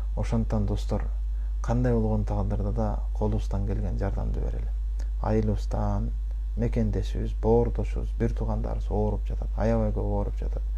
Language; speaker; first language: Kyrgyz; early bilingual, heritage; Kyrgyz